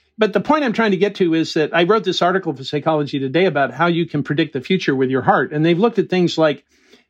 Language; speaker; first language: English; native; English